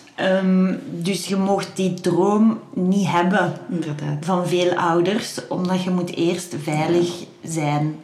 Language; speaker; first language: Dutch; native; Dutch